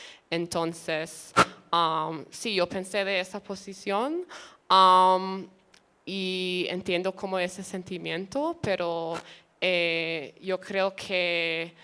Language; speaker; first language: Spanish; early bilingual, other home language; English